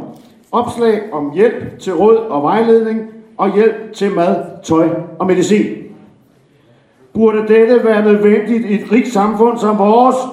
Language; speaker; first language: Danish; native; Danish